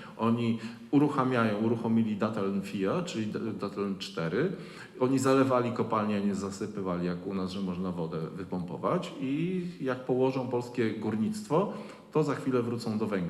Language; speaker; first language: Polish; native; Polish